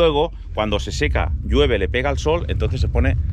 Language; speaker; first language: Spanish; native; Spanish